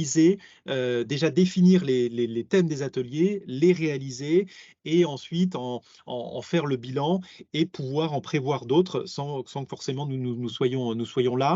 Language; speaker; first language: French; native; French